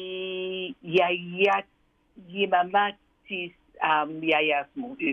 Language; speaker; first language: Greek; early bilingual, heritage; Greek